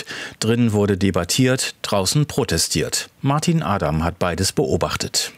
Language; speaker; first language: German; native; German